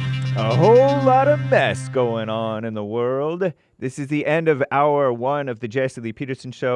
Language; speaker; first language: English; native; English